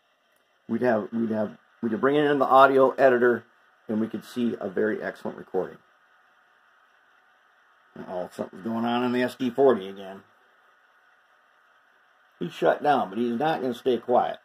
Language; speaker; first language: English; native; English